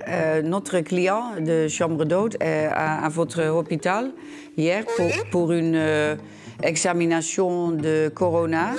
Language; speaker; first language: French; non-native, learner; Dutch